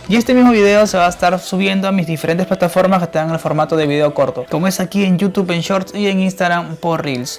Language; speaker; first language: Spanish; native; Spanish